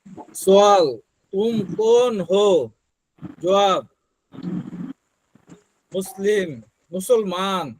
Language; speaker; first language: Hindi; non-native, learner; Bangla